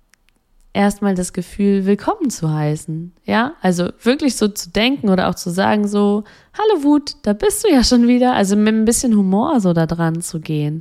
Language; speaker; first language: German; native; German